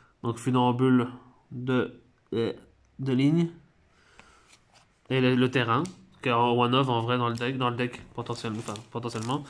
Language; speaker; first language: French; native; French